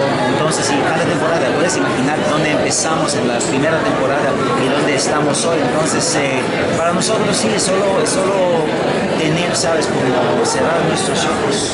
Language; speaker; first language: Spanish; non-native, fluent; Hebrew